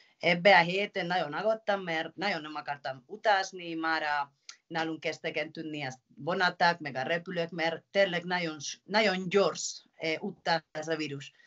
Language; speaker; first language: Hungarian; non-native, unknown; Spanish